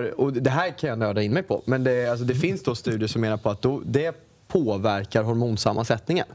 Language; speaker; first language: Swedish; native; Swedish